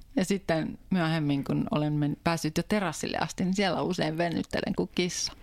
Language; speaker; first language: Finnish; native; Finnish